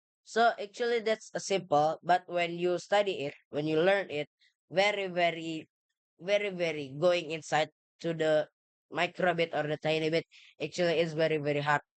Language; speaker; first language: English; non-native, learner; Indonesian